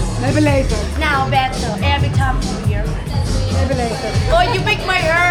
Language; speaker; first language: English; non-native, learner; Vietnamese